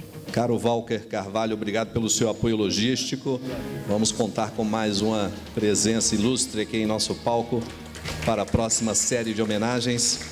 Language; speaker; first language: Portuguese; native; Portuguese